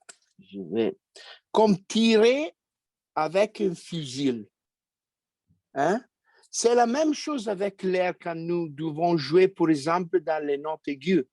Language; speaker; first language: French; non-native, fluent; Italian